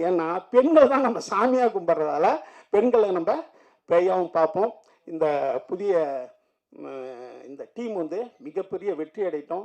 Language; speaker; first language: Tamil; native; Tamil